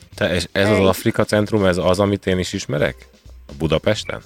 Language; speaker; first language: Hungarian; native; Hungarian